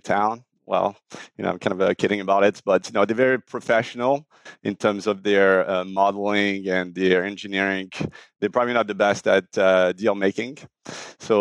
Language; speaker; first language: English; non-native, fluent; French